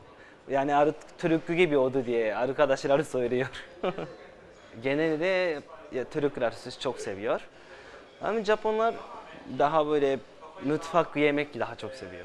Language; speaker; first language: Turkish; non-native, fluent; Japanese